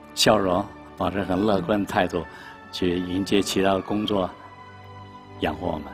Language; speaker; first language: Chinese; native; Chinese